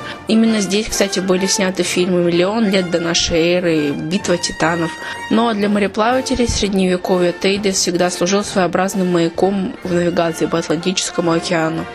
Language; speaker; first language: Russian; native; Russian